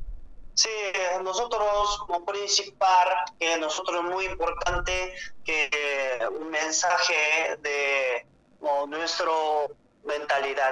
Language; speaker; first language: Spanish; non-native, learner; Korean